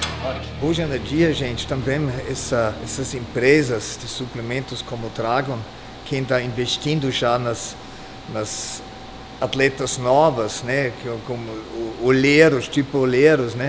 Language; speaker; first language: Portuguese; non-native, fluent; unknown